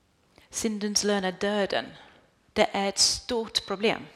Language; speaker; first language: Swedish; non-native, fluent; English